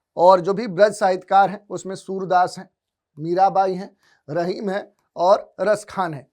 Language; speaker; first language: Hindi; native; Hindi